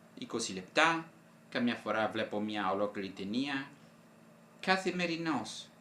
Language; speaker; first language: Greek; non-native, fluent; Italian